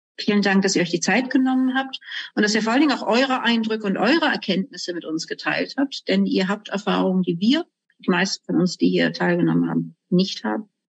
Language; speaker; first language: German; native; German